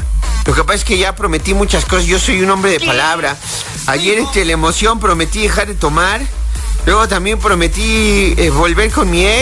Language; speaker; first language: Spanish; native; Spanish